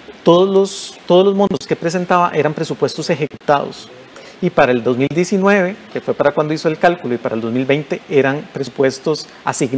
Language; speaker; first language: Spanish; native; Spanish